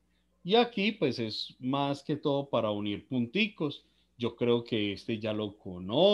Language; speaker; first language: Spanish; native; Spanish